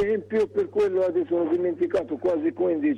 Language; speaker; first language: Italian; non-native, learner; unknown